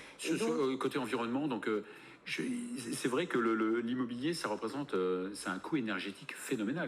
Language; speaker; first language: French; native; French